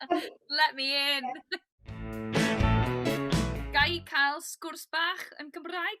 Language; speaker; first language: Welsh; non-native, learner; English